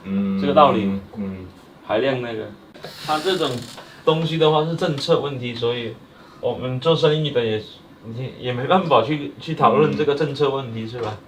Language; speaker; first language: Chinese; native; Chinese